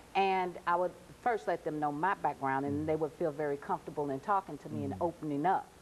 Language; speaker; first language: English; native; English